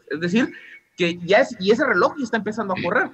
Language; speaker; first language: Spanish; non-native, fluent; Dutch